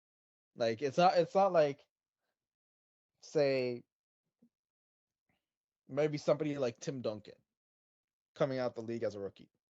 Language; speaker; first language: English; native; English